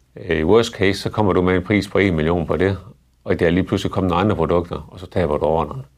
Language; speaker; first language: Danish; native; Danish